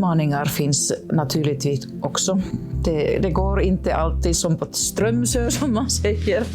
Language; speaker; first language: Swedish; non-native, local second language; Finnish